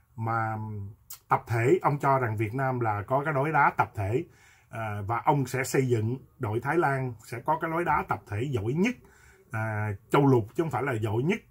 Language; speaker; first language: Vietnamese; native; Vietnamese